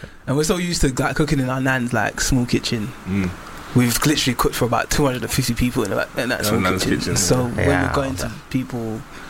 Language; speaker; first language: English; native; English